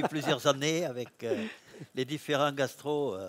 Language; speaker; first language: French; native; French